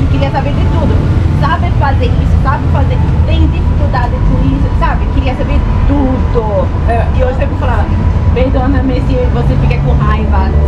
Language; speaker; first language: Portuguese; early bilingual, heritage; Portuguese